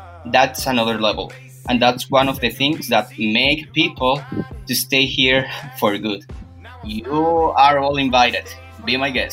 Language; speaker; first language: English; non-native, fluent; Spanish